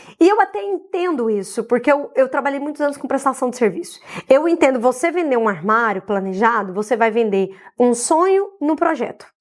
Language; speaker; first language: Portuguese; native; Portuguese